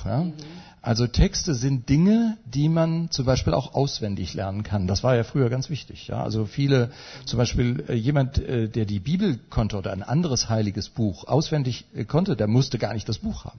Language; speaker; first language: German; native; German